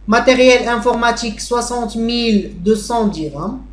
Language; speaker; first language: French; non-native, local second language; Arabic